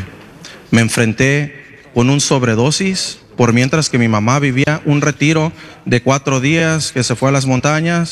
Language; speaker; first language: Spanish; early bilingual, heritage; Spanish